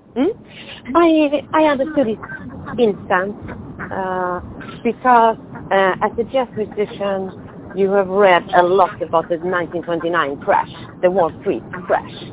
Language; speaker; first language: English; non-native, fluent; Swedish